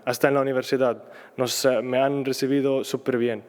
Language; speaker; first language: Spanish; non-native, fluent; Arabic